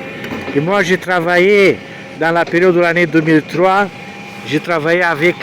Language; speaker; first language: French; non-native, learner; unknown